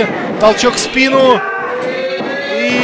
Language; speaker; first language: Russian; native; Russian